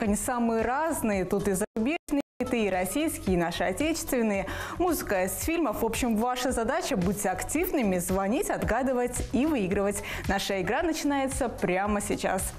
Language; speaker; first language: Russian; native; Russian